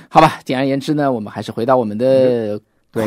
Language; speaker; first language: Chinese; native; Chinese